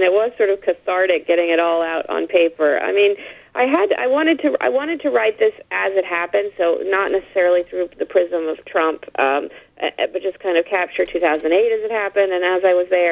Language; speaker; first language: English; native; English